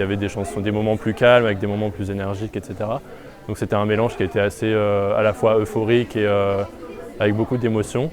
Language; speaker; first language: French; early bilingual, heritage; French